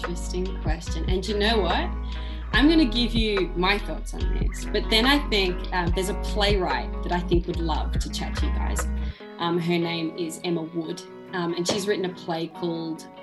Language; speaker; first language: English; native; English